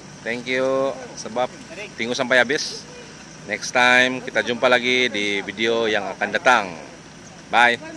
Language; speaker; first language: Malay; non-native, local second language; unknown